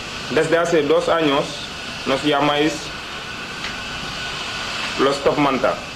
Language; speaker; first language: Spanish; non-native, learner; Wolof